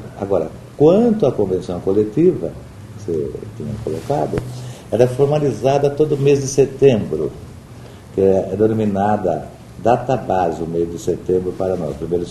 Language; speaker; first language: Portuguese; native; Portuguese